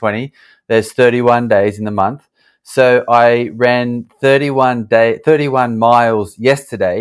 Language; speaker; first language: English; native; English